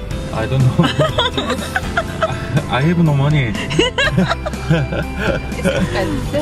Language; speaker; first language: English; non-native, learner; Korean